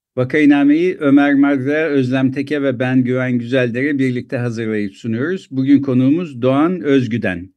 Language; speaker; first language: Turkish; native; Turkish